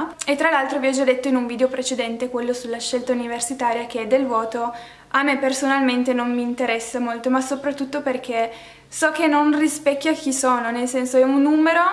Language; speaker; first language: Italian; native; Italian